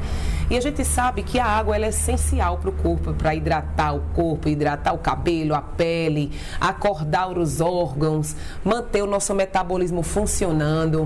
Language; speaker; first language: Portuguese; native; Portuguese